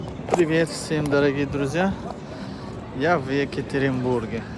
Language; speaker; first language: Russian; non-native, fluent; Tajik